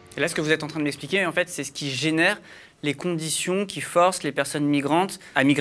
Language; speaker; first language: French; native; French